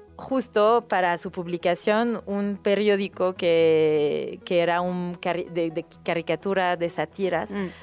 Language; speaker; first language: Spanish; non-native, fluent; French